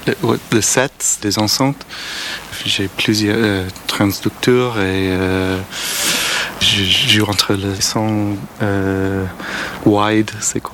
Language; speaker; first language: French; non-native, learner; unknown